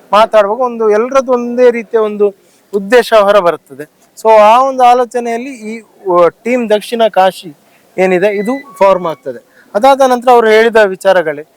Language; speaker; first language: Kannada; native; Kannada